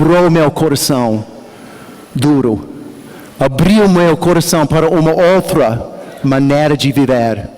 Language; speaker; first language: Portuguese; non-native, learner; English